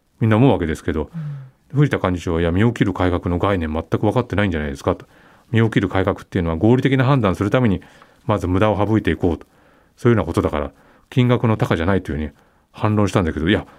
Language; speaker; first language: Japanese; native; Japanese